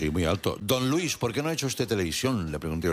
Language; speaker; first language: Spanish; native; Spanish